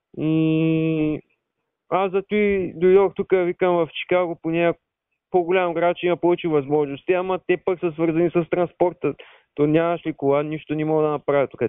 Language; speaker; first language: Bulgarian; non-native, local second language; Turkish